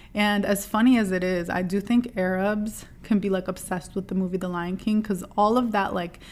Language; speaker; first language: English; native; English